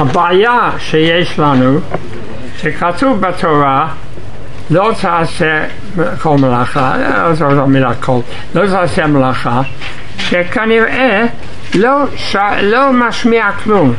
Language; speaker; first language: Hebrew; non-native, fluent; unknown